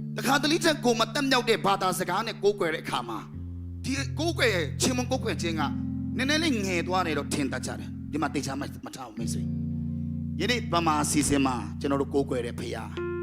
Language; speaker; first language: Burmese; non-native, local second language; Tedim Chin